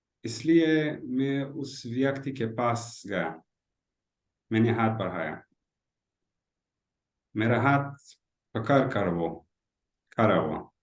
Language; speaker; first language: Hindi; non-native, learner; Hebrew